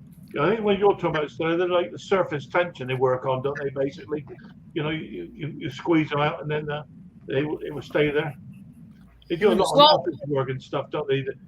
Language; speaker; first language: English; native; English